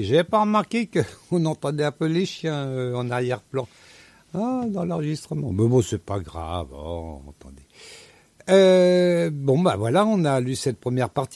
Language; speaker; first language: French; native; French